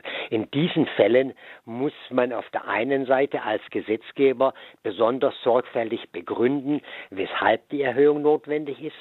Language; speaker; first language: German; native; German